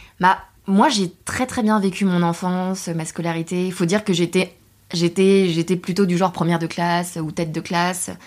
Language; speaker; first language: French; native; French